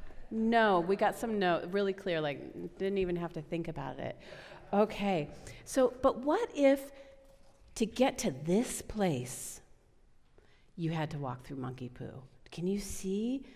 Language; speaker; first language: English; native; English